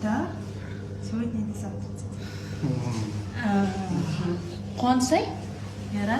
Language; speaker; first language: Russian; non-native, local second language; Kazakh